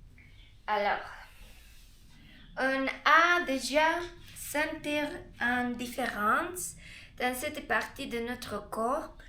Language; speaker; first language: French; non-native, learner; Spanish